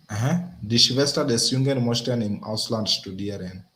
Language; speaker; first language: German; non-native, learner; Swahili